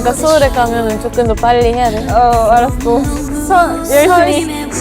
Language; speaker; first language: Korean; non-native, fluent; Japanese